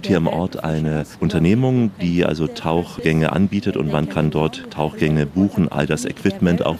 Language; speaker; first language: German; native; German